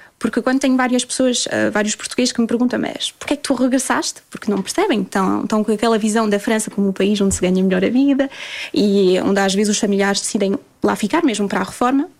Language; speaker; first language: Portuguese; early bilingual, heritage; Portuguese